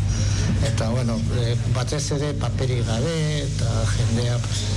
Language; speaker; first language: Basque; non-native, local second language; Spanish